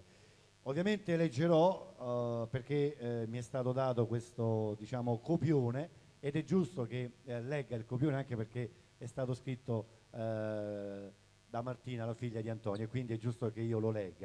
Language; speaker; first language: Italian; native; Italian